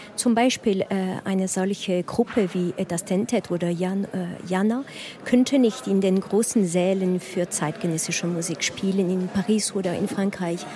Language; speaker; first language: German; non-native, fluent; French